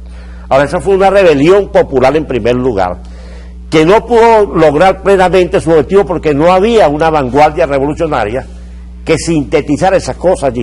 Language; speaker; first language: Spanish; native; Spanish